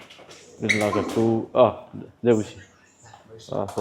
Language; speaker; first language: Chinese; non-native, learner; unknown